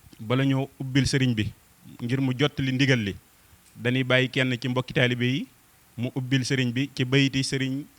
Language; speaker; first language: Wolof; native; Wolof